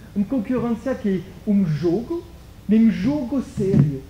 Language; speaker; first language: Portuguese; non-native, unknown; French